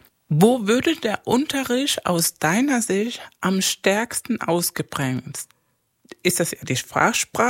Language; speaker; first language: German; non-native, fluent; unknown